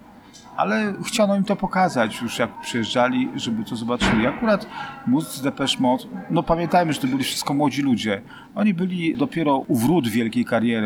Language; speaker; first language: Polish; native; Polish